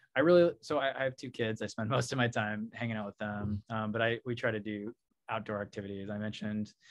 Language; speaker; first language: English; native; English